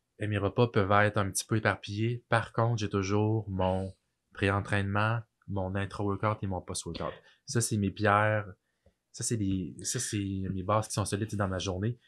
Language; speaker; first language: French; native; French